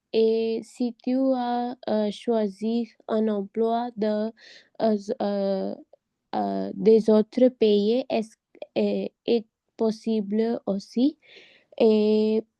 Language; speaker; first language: French; non-native, learner; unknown